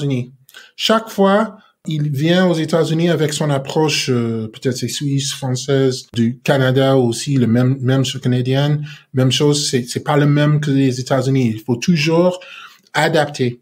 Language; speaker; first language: French; non-native, learner; English